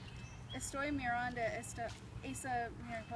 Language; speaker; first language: Spanish; non-native, learner; English